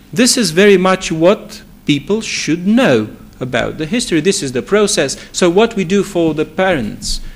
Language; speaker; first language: English; non-native, fluent; Romanian